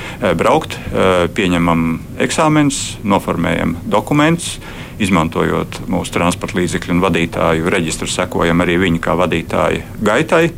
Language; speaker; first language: Latvian; native; Latvian